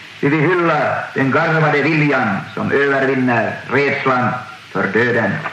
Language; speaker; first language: Swedish; native; Swedish